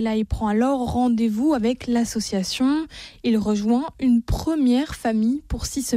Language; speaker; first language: French; native; French